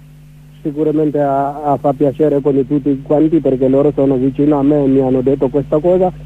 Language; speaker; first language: Italian; non-native, learner; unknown